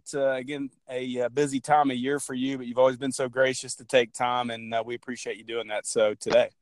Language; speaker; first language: English; native; English